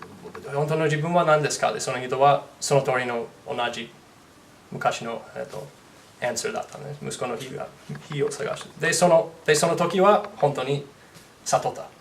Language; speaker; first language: Japanese; non-native, learner; English